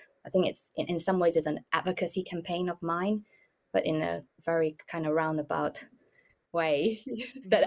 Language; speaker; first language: English; non-native, local second language; Cantonese